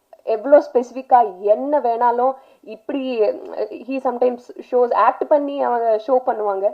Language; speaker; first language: Tamil; non-native, learner; Telugu